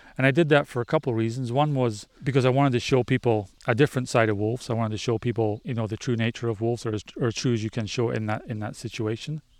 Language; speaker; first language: English; native; English